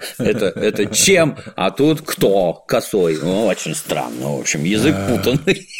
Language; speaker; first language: Russian; native; Russian